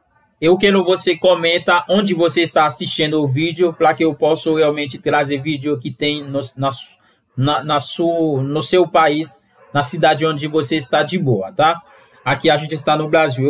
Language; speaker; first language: Portuguese; non-native, fluent; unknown